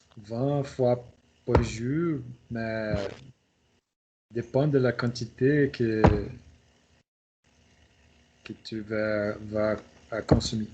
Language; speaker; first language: French; non-native, learner; Portuguese